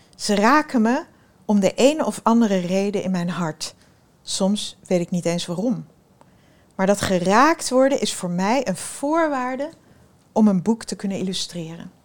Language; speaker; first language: Dutch; early bilingual, other home language; Swedish